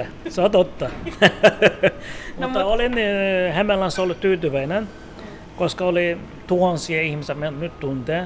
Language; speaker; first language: Finnish; non-native, learner; Turkish